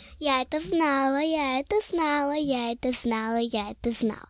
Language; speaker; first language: Russian; early bilingual, heritage; Russian